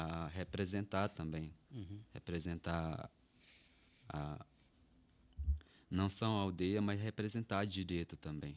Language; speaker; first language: Portuguese; non-native, local second language; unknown